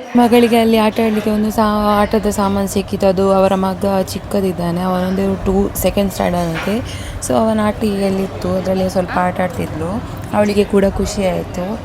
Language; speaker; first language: Kannada; non-native, local second language; Malayalam